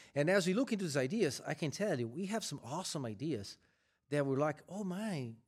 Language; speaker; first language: English; non-native, fluent; Portuguese